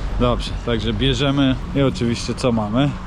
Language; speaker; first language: Polish; non-native, fluent; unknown